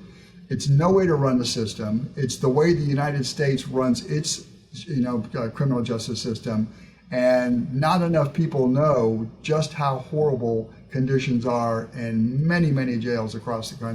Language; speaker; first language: English; native; English